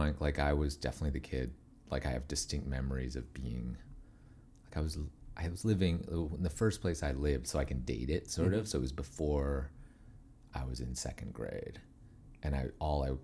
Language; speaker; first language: English; native; English